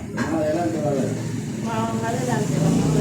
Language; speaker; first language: Spanish; native; Spanish